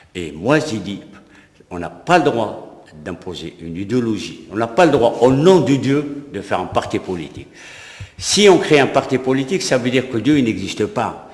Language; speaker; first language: French; non-native, local second language; Arabic